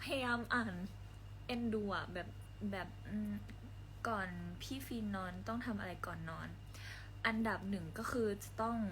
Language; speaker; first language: Thai; native; Thai